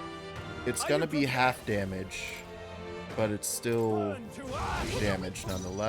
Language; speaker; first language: English; native; English